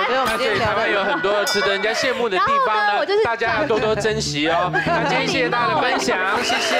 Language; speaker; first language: Chinese; native; Chinese